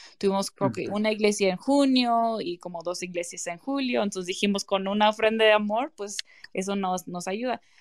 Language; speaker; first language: Spanish; non-native, fluent; English